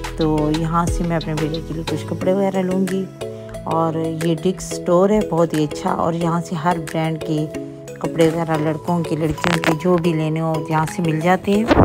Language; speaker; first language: Hindi; native; Hindi